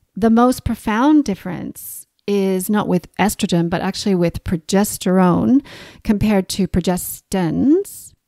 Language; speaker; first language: English; native; English